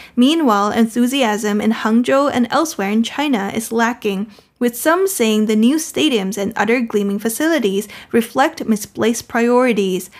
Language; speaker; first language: English; non-native, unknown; Chinese